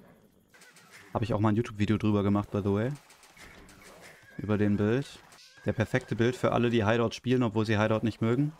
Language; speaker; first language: German; native; German